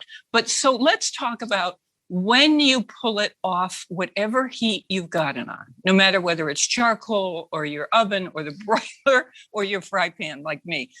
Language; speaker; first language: English; native; English